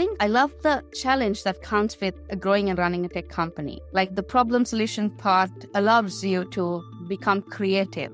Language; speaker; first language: English; non-native, local second language; Sinhala